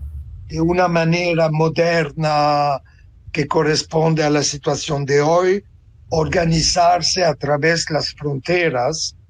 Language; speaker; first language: Spanish; non-native, fluent; Italian